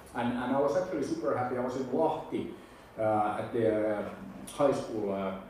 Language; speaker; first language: English; non-native, fluent; Finnish